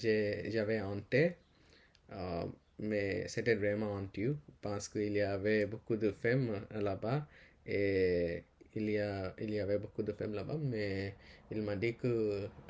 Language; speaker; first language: French; non-native, learner; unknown